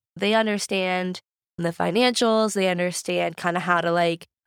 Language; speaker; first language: English; native; English